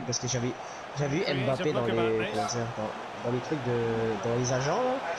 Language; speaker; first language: French; native; French